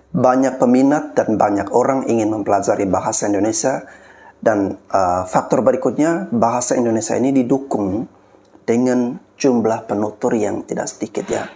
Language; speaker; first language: Indonesian; native; Indonesian